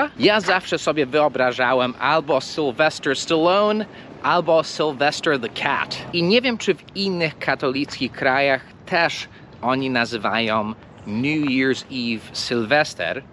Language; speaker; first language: Polish; early bilingual, heritage; English